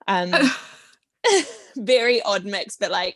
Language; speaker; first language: English; native; English